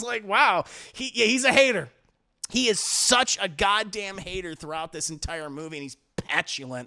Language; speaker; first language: English; native; English